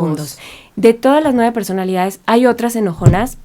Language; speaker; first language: Spanish; native; Spanish